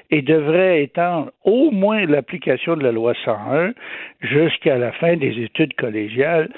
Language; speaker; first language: French; native; French